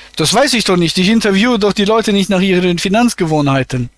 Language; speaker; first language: German; native; German